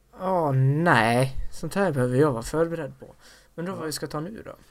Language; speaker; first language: Swedish; native; Swedish